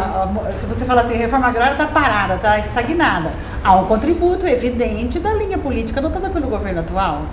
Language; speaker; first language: Portuguese; native; Portuguese